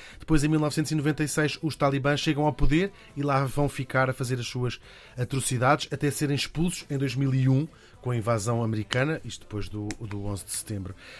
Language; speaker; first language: Portuguese; native; Portuguese